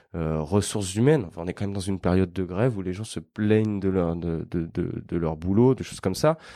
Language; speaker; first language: French; native; French